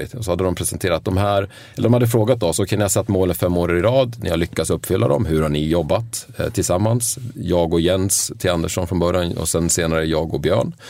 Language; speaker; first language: Swedish; native; Swedish